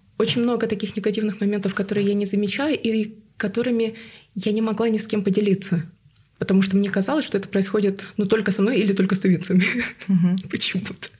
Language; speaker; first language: Russian; non-native, local second language; Tuvinian